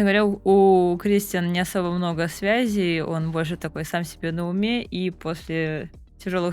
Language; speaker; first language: Russian; native; Russian